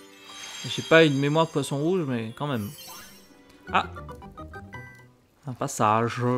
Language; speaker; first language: French; native; French